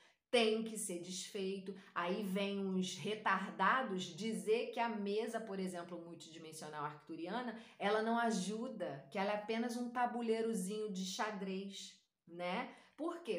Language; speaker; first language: Portuguese; native; Portuguese